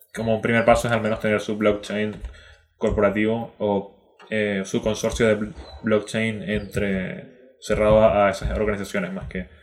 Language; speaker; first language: Spanish; native; Spanish